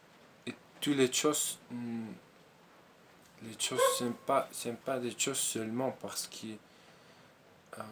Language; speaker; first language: French; non-native, learner; Spanish